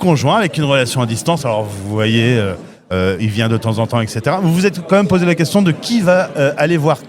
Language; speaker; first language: French; native; French